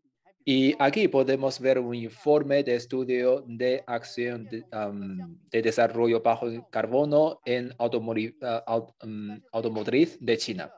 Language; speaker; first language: Spanish; non-native, fluent; Chinese